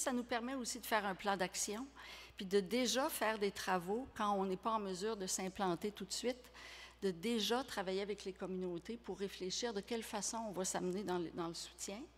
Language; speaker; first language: French; native; French